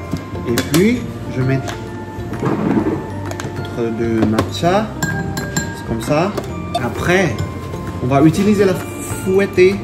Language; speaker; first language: French; non-native, learner; Vietnamese